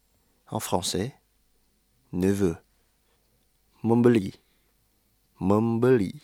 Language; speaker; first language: French; non-native, fluent; Indonesian